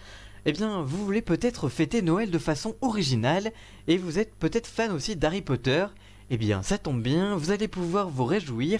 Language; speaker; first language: French; native; French